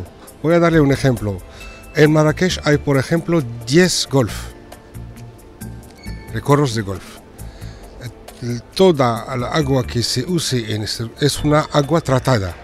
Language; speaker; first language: Spanish; non-native, fluent; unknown